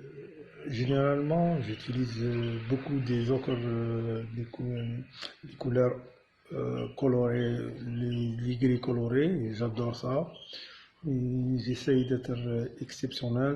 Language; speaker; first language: French; non-native, local second language; Arabic